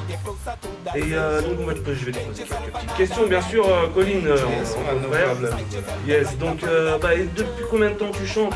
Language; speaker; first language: French; native; French